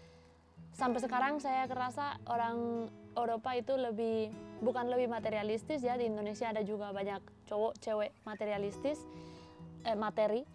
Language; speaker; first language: Indonesian; non-native, fluent; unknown